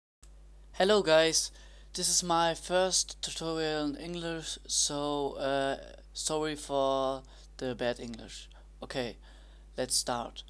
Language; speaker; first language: English; non-native, learner; German